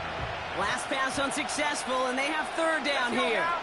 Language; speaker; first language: English; native; English